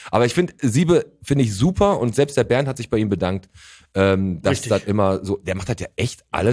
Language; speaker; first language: German; native; German